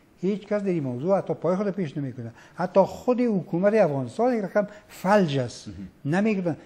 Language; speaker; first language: Persian; native; Persian